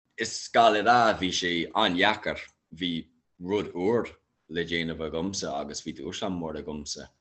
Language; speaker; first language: Irish; non-native, local second language; English